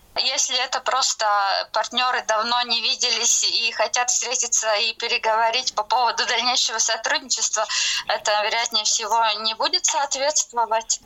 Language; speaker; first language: Russian; non-native, local second language; Latvian